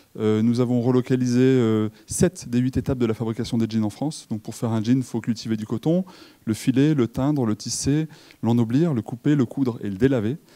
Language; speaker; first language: French; native; French